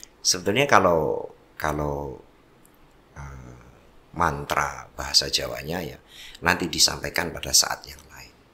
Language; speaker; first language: Indonesian; non-native, local second language; Javanese